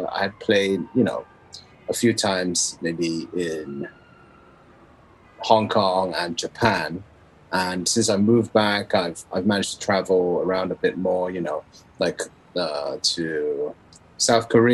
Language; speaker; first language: English; non-native, local second language; Cantonese